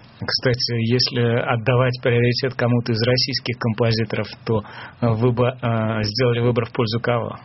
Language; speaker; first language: Russian; native; Russian